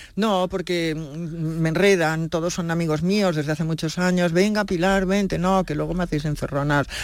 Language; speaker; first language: Spanish; native; Spanish